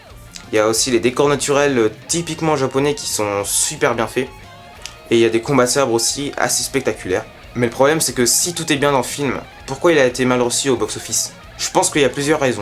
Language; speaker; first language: French; native; French